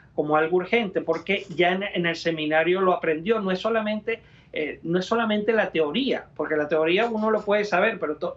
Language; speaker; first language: Spanish; native; Spanish